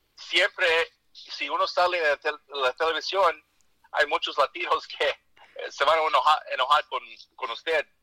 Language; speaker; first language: Spanish; early bilingual, heritage; Spanish